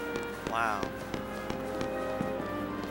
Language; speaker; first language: English; native; English